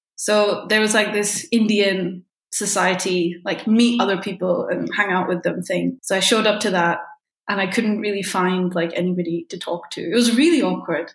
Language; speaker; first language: English; early bilingual, other home language; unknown